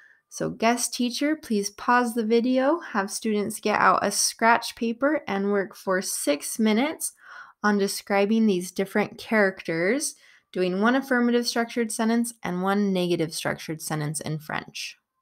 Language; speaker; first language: English; native; English